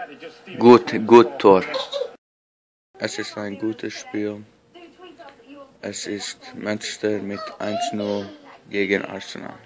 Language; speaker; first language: German; non-native, learner; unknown